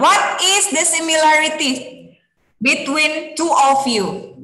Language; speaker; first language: English; non-native, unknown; Indonesian